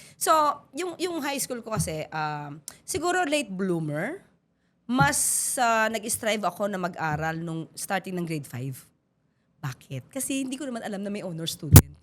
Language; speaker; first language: Filipino; native; Filipino